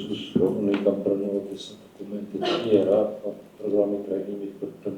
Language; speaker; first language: Albanian; native; Albanian